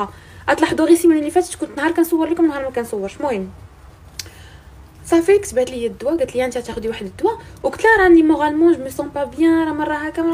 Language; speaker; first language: Arabic; native; Arabic